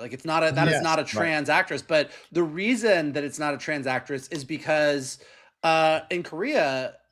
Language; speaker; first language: English; native; English